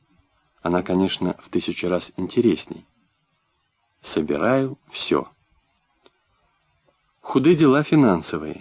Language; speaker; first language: Russian; native; Russian